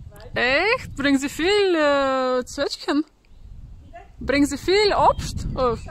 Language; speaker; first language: German; non-native, fluent; Russian